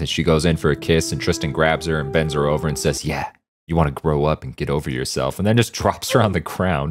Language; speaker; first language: English; native; English